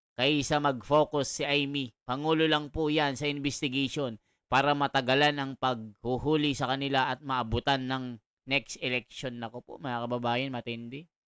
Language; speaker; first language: Filipino; native; Filipino